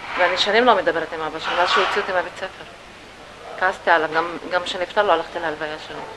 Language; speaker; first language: Hebrew; non-native, local second language; Arabic